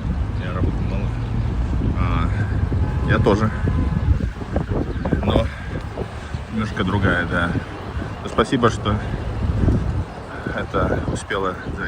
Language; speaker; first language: Russian; non-native, learner; Finnish